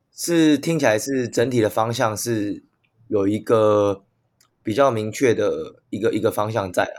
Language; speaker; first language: Chinese; native; Chinese